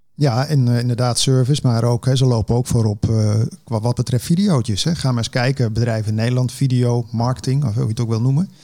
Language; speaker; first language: Dutch; native; Dutch